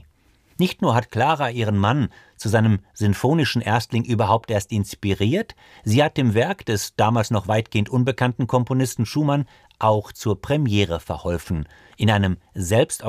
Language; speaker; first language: German; native; German